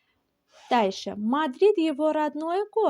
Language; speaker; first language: Russian; non-native, local second language; Azerbaijani